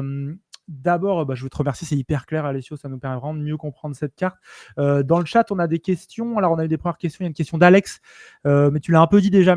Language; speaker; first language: French; native; French